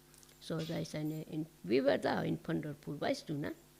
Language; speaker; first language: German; non-native, learner; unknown